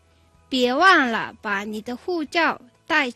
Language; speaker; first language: Chinese; non-native, fluent; Mongolian